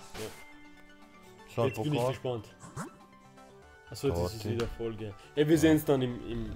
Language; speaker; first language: German; native; German